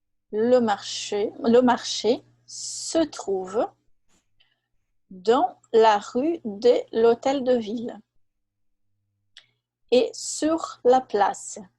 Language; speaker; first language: French; non-native, fluent; Portuguese